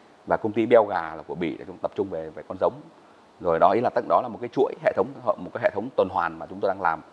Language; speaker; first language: Vietnamese; native; Vietnamese